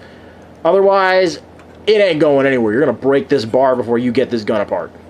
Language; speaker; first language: English; native; English